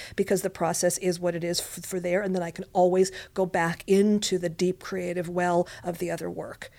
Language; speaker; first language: English; native; English